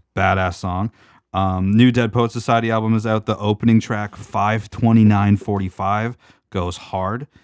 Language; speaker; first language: English; native; English